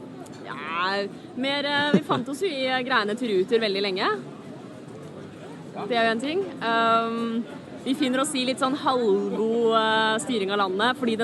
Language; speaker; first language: Norwegian; native; Norwegian